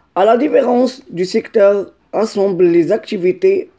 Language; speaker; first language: French; non-native, local second language; Arabic